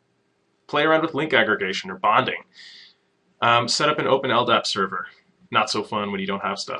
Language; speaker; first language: English; native; English